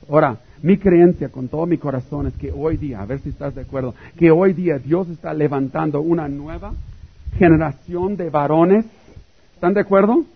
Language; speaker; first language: Spanish; native; Spanish